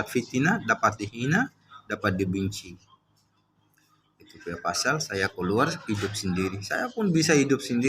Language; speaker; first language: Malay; non-native, learner; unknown